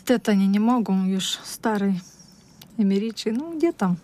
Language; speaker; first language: Polish; non-native, learner; Russian